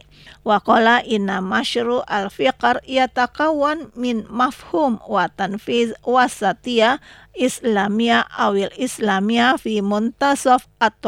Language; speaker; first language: Arabic; non-native, learner; Indonesian